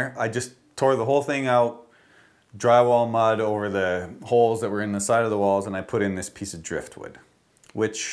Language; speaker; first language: English; native; English